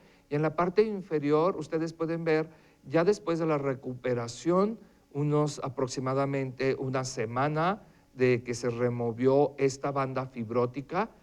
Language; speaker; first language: Spanish; native; Spanish